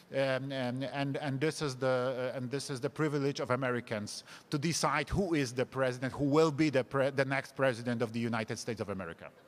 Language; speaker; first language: English; non-native, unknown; Polish